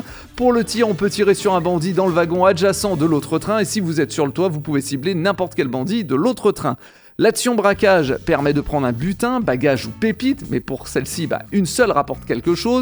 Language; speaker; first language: French; native; French